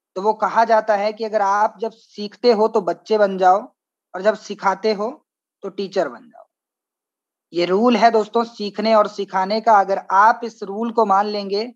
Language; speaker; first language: Hindi; native; Hindi